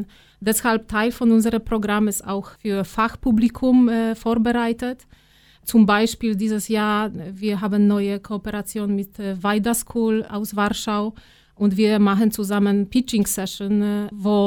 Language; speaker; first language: German; non-native, fluent; Polish